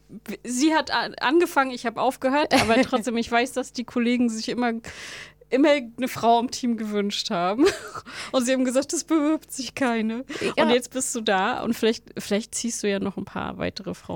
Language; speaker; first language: German; native; German